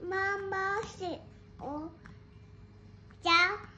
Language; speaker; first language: Chinese; non-native, local second language; Cantonese